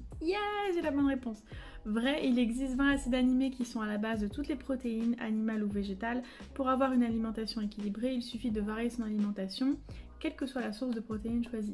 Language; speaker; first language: French; native; French